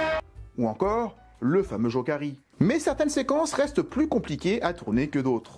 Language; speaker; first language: French; native; French